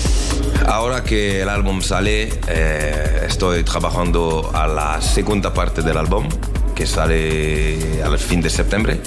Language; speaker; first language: Spanish; non-native, learner; French